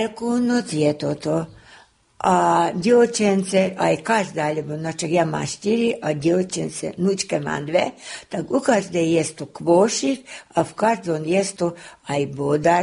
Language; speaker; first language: Slovak; native; Slovak